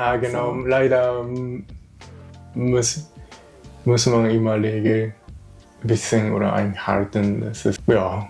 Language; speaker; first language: German; non-native, learner; Japanese